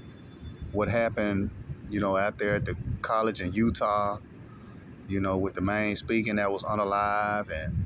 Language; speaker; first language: English; native; English